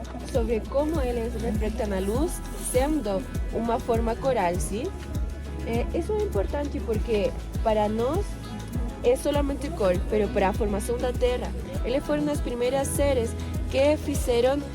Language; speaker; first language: Portuguese; non-native, fluent; Spanish